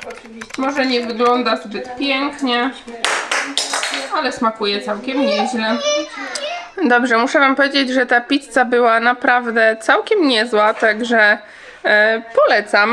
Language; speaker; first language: Polish; native; Polish